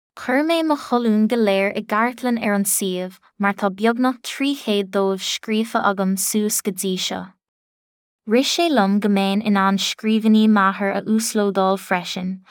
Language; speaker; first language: Irish; non-native, local second language; English